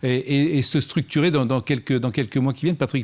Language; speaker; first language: French; native; French